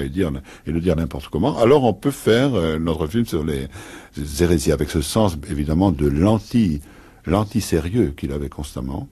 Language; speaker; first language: French; native; French